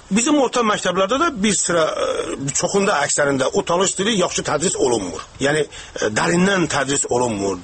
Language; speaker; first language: Azerbaijani; non-native, local second language; Talysh